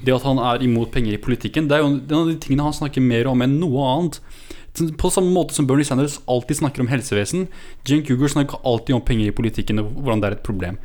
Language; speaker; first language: Norwegian; native; Norwegian